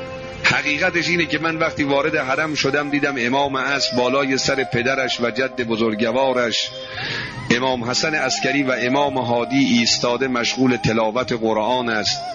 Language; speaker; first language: Persian; native; Persian